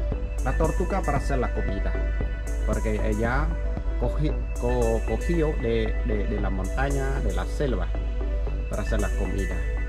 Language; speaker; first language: Spanish; non-native, fluent; Khmer